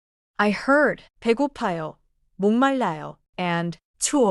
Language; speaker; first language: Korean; non-native, learner; English